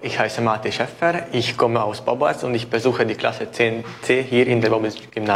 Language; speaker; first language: German; non-native, local second language; Hungarian